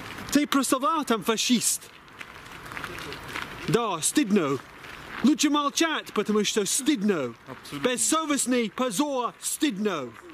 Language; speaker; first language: Russian; non-native, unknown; English